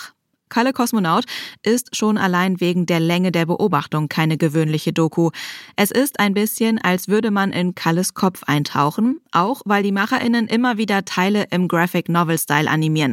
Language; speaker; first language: German; native; German